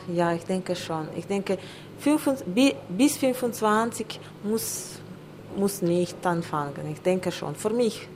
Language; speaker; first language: German; non-native, learner; Russian